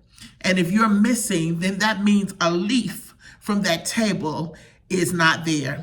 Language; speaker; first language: English; native; English